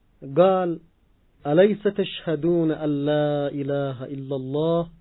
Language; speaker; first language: Arabic; native; Arabic